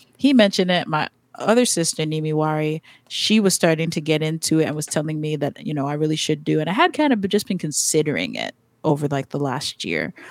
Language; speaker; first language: English; native; English